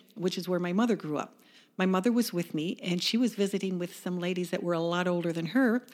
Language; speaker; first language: English; native; English